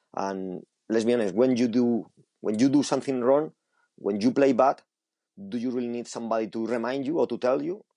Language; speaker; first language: English; non-native, fluent; Spanish